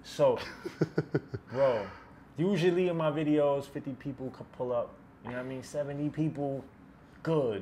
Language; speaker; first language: English; native; English